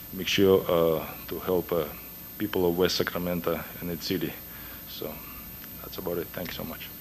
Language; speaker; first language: English; non-native, fluent; Russian